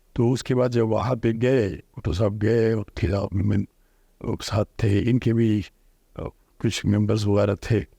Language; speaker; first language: Urdu; non-native, local second language; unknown